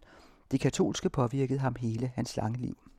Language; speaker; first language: Danish; native; Danish